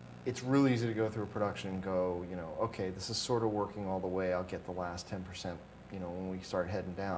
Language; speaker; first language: English; native; English